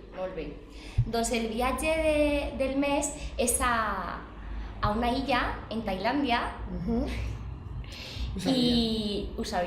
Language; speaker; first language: Catalan; non-native, local second language; Spanish